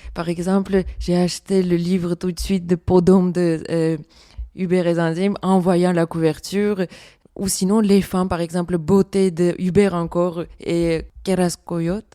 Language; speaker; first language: French; non-native, fluent; Armenian